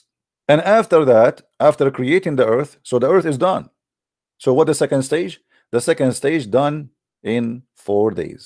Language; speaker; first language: English; non-native, fluent; Arabic